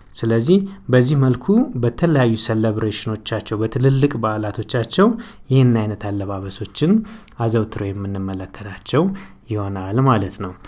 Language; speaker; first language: Amharic; native; Amharic